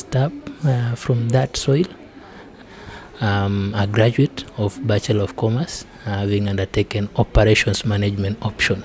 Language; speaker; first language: English; non-native, local second language; Kalenjin